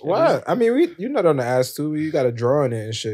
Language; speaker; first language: English; native; English